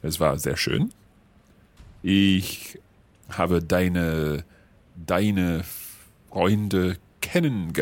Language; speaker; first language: German; non-native, learner; English